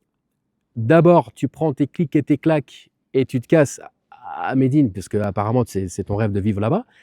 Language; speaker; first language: French; native; French